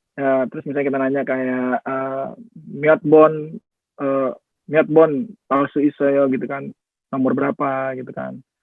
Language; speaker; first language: Indonesian; native; Indonesian